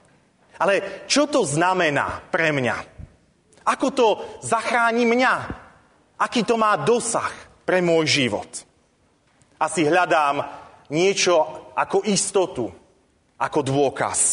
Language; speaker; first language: Slovak; native; Slovak